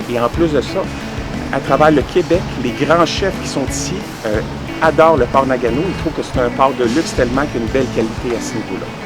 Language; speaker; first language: French; native; French